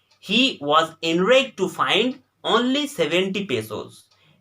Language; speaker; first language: English; non-native, local second language; Bangla